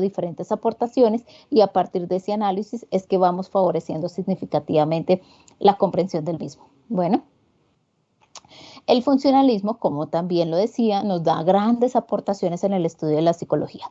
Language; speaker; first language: Spanish; native; Spanish